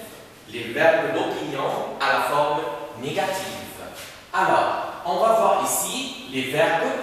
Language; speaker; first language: French; non-native, fluent; Arabic